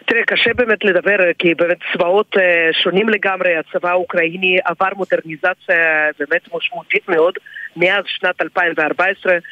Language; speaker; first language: Hebrew; non-native, fluent; Russian